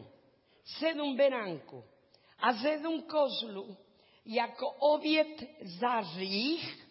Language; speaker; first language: Czech; non-native, learner; Spanish